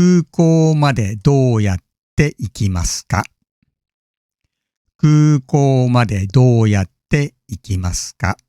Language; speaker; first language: Japanese; non-native, fluent; English